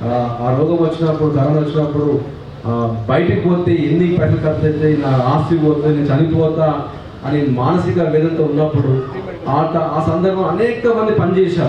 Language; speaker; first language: Telugu; native; Telugu